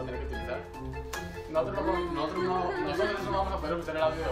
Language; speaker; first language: Spanish; native; Spanish